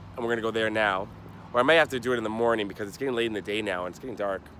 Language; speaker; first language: English; native; English